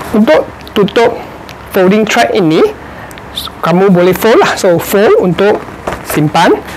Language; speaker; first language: Malay; non-native, local second language; Chinese